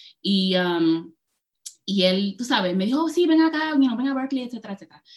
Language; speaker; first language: Spanish; early bilingual, heritage; Spanish